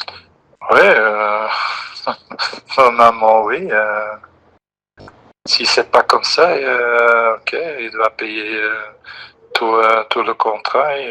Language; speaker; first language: French; non-native, local second language; Dutch